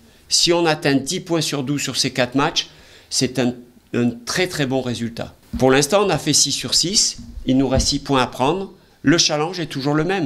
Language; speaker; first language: French; native; French